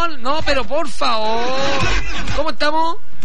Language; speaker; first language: Spanish; native; Spanish